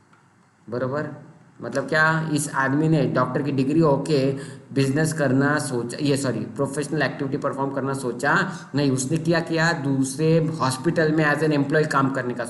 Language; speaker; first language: Hindi; non-native, local second language; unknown